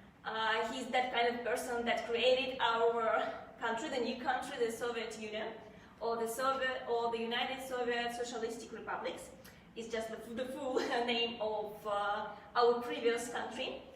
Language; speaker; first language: English; non-native, fluent; Russian